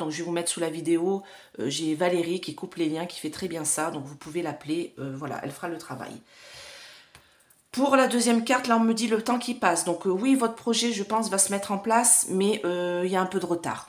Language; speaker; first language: French; native; French